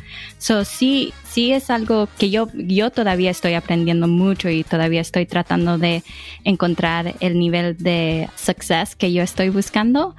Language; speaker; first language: Spanish; early bilingual, heritage; English